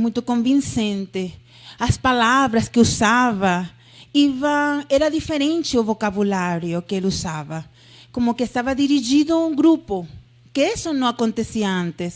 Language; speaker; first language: Portuguese; non-native, fluent; Spanish